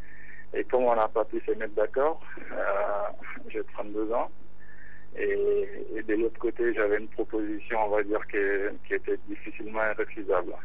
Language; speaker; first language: French; non-native, local second language; Bambara